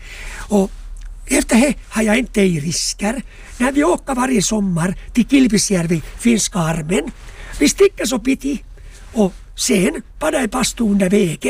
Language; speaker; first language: Swedish; non-native, local second language; Finnish